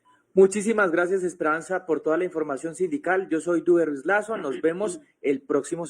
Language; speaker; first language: Spanish; native; Spanish